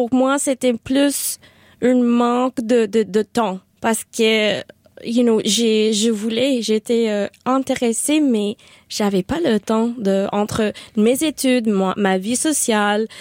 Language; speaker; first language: French; non-native, local second language; Spanish